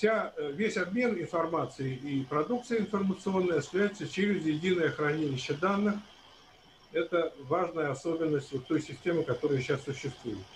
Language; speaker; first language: Russian; native; Russian